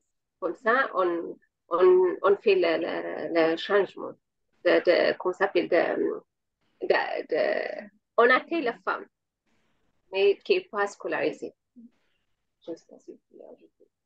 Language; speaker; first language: French; non-native, learner; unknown